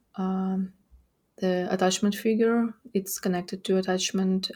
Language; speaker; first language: English; non-native, fluent; Ukrainian